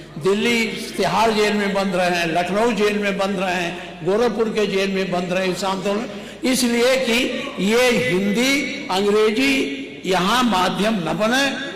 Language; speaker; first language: Hindi; native; Hindi